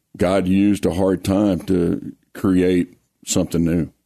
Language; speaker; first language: English; native; English